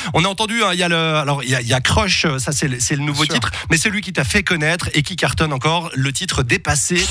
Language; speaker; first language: French; native; French